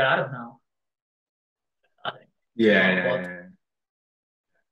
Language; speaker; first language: English; non-native, fluent; Spanish